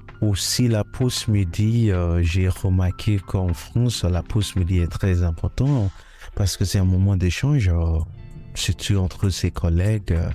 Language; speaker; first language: French; non-native, fluent; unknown